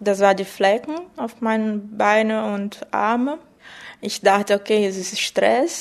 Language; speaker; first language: German; non-native, fluent; Portuguese